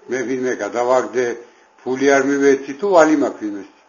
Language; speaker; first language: Georgian; native; Georgian